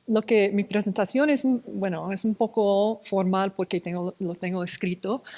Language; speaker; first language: Spanish; non-native, fluent; English